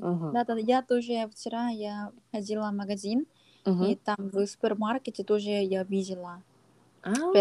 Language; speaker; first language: Russian; non-native, learner; Korean